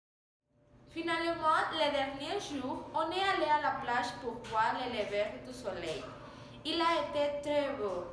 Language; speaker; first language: French; non-native, learner; Spanish